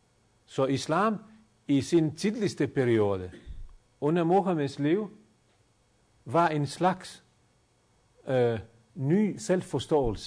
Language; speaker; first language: Danish; non-native, fluent; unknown